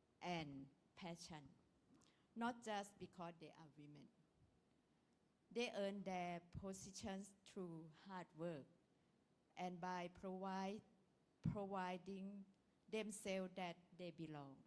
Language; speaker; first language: English; non-native, learner; Thai